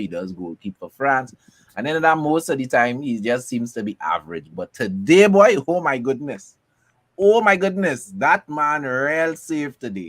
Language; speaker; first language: English; native; English